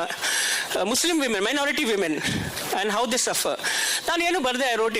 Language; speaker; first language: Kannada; non-native, local second language; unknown